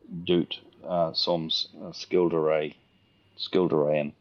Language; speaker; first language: Dutch; non-native, learner; English